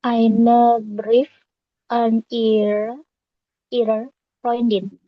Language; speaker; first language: German; non-native, learner; Indonesian